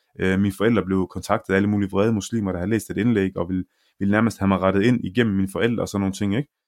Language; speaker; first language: Danish; early bilingual, other home language; Arabic